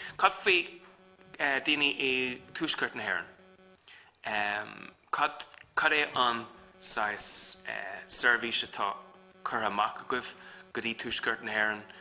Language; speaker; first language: Irish; non-native, local second language; English